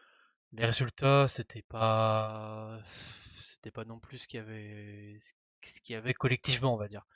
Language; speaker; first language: French; native; French